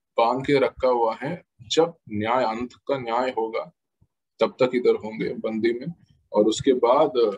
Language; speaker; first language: Hindi; non-native, local second language; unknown